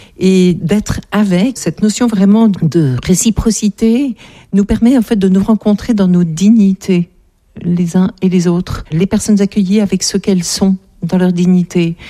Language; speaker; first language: French; native; French